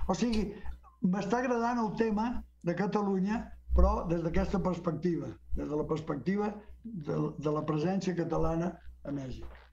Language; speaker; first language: Catalan; early bilingual, heritage; Catalan